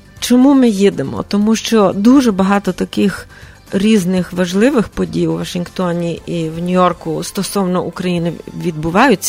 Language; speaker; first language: Ukrainian; early bilingual, heritage; Ukrainian